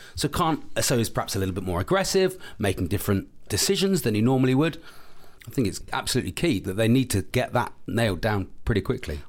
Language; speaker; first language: English; native; English